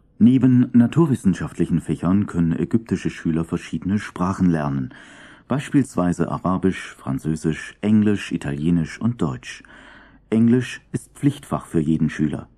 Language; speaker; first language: German; native; German